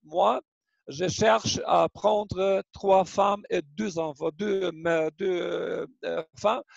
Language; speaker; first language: French; non-native, learner; Albanian